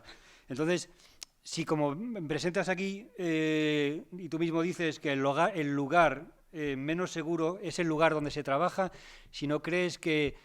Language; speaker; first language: Spanish; native; Spanish